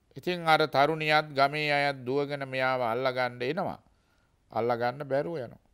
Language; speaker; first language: Sinhala; native; Sinhala